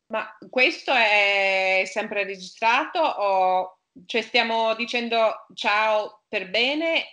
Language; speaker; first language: Italian; non-native, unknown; English